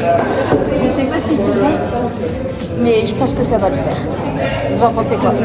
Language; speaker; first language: French; native; French